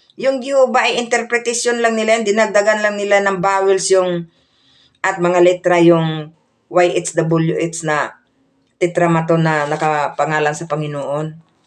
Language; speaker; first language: Filipino; non-native, local second language; Cebuano